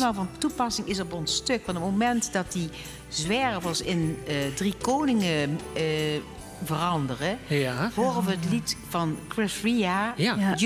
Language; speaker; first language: Dutch; native; Dutch